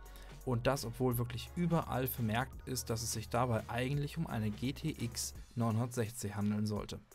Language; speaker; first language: German; native; German